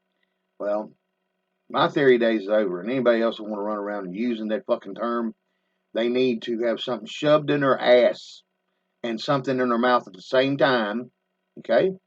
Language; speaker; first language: English; native; English